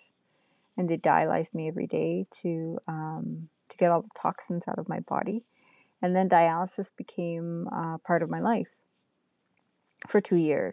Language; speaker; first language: English; native; English